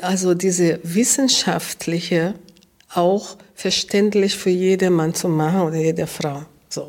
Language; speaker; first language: German; non-native, fluent; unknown